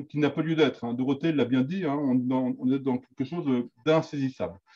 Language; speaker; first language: French; native; French